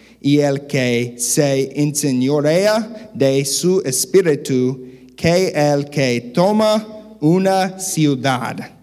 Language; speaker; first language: Spanish; non-native, learner; English